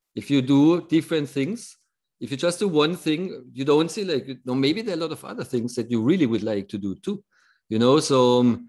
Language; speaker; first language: English; non-native, fluent; German